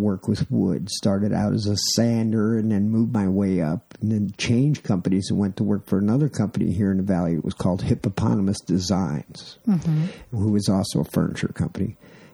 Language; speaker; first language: English; native; English